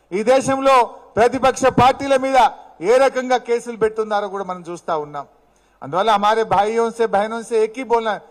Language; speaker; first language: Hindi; non-native, local second language; Telugu